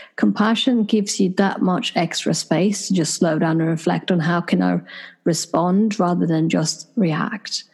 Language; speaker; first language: English; non-native, fluent; Swedish